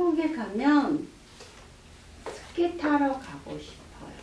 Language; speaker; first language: Korean; non-native, learner; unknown